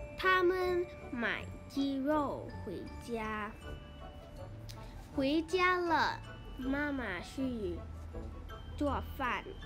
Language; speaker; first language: Chinese; non-native, learner; English